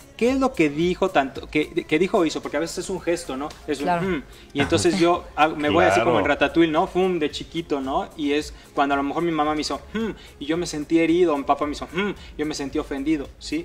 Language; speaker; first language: Spanish; native; Spanish